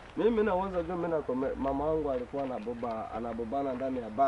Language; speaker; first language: Swahili; non-native, local second language; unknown